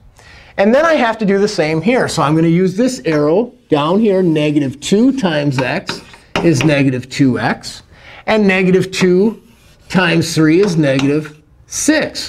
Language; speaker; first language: English; native; English